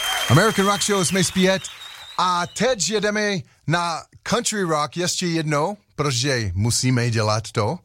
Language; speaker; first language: Czech; non-native, learner; English